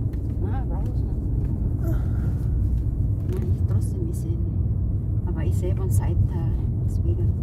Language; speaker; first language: German; non-native, learner; Indonesian